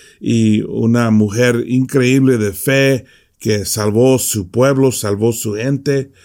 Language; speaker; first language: Spanish; early bilingual, heritage; English